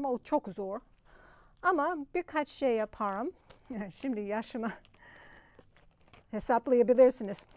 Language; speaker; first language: Turkish; non-native, fluent; English